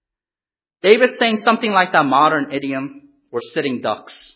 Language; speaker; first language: English; native; English